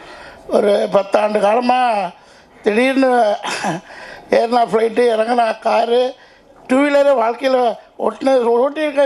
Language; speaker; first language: Tamil; native; Tamil